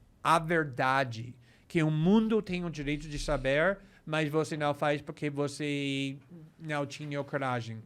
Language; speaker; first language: Portuguese; non-native, fluent; English